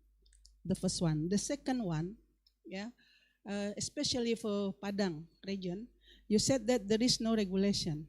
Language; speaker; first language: English; non-native, learner; Indonesian